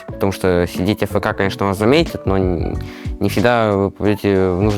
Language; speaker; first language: Russian; native; Russian